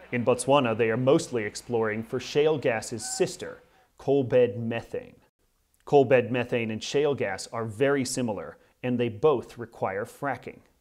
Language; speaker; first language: English; native; English